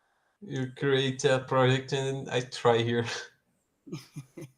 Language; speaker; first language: English; non-native, learner; Portuguese